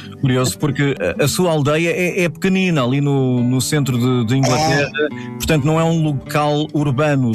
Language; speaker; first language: Portuguese; native; Portuguese